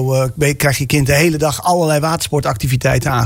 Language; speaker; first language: Dutch; native; Dutch